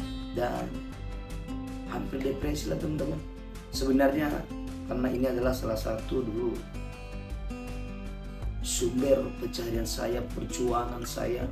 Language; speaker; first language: Indonesian; native; Indonesian